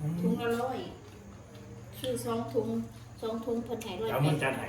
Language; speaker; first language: Thai; non-native, local second language; Lao